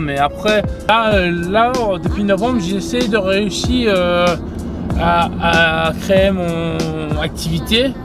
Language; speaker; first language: French; non-native, fluent; English